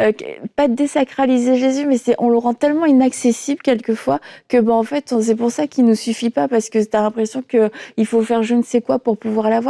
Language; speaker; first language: French; native; French